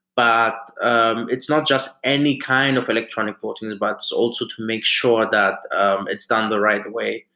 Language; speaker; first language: English; early bilingual, other home language; German